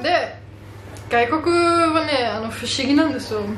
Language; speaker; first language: Japanese; non-native, fluent; German